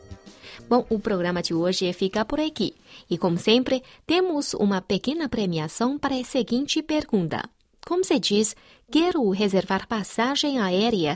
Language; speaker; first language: Portuguese; non-native, fluent; Chinese